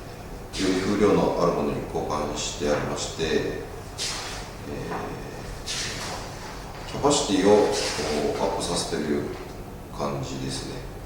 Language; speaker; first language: Japanese; native; Japanese